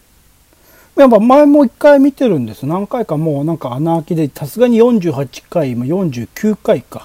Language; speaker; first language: Japanese; native; Japanese